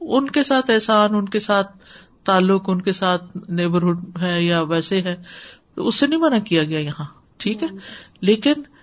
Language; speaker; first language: Urdu; native; Urdu